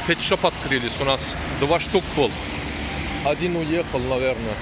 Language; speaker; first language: Russian; non-native, learner; Turkish